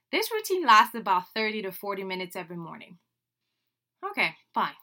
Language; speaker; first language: English; non-native, fluent; French